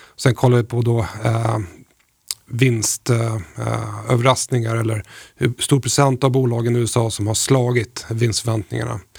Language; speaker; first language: Swedish; native; Swedish